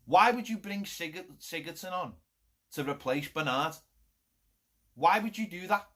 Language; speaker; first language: English; native; English